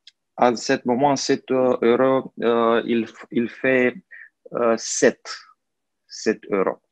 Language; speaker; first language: French; non-native, fluent; Romanian